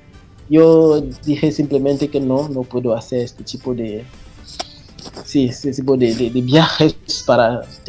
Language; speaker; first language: Spanish; non-native, fluent; French